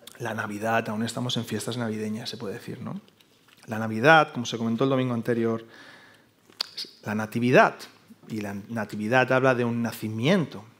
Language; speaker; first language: Spanish; native; Spanish